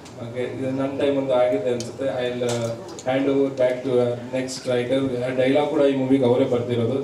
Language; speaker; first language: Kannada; non-native, local second language; Marwari